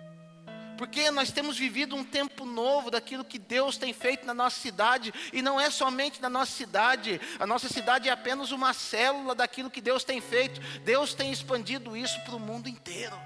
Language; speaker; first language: Portuguese; native; Portuguese